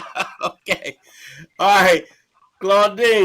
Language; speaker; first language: English; native; English